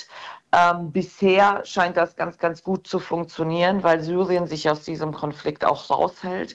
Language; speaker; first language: German; early bilingual, other home language; Turkish